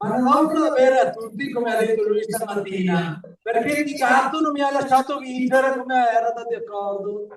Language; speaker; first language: Italian; native; Italian